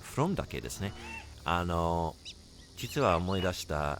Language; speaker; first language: Japanese; non-native, learner; English